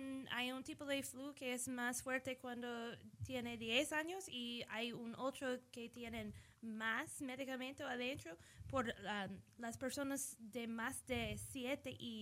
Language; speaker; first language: Spanish; early bilingual, heritage; English